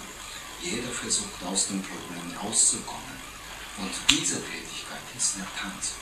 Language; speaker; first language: German; non-native, fluent; Japanese